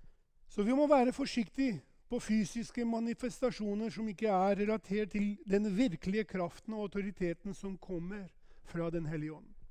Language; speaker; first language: Norwegian; non-native, fluent; Albanian